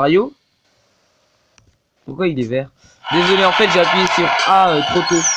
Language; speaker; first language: French; native; French